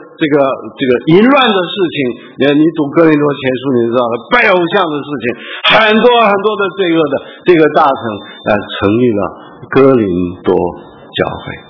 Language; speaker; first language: Chinese; early bilingual, heritage; Chinese